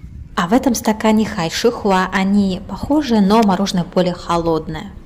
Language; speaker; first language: Russian; native; Russian